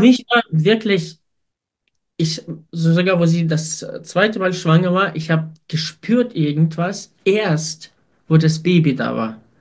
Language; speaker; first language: German; non-native, fluent; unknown